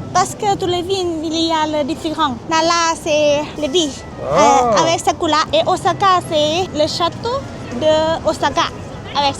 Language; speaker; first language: French; non-native, learner; Thai